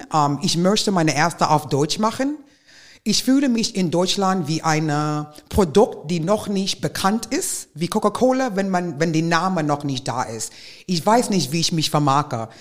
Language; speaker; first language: German; non-native, fluent; English